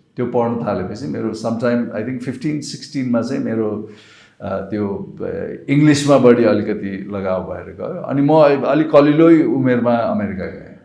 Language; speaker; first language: Nepali; native; Nepali